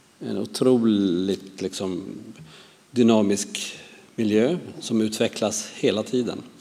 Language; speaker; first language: Swedish; native; Swedish